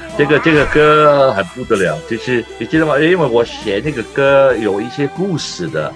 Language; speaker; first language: Chinese; non-native, local second language; Cantonese